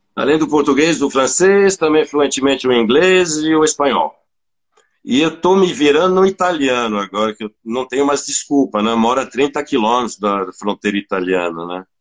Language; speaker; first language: Portuguese; non-native, fluent; French